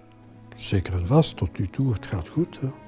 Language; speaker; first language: Dutch; non-native, local second language; French